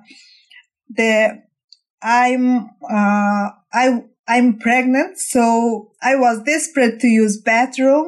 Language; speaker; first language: English; non-native, fluent; Mongolian